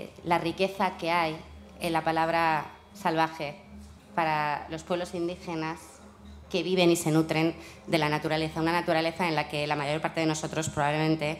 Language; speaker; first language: Spanish; native; Spanish